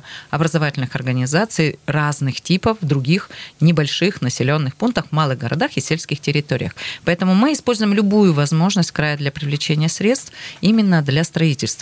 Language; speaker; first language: Russian; native; Russian